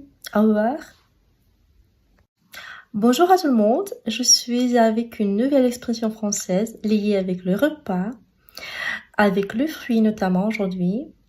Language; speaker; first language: French; non-native, fluent; Russian